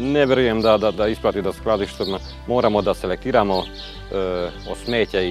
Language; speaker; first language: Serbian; non-native, local second language; Hungarian